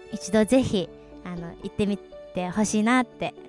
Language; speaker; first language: Japanese; early bilingual, other home language; Mongolian